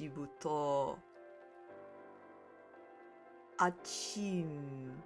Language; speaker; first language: Korean; non-native, learner; English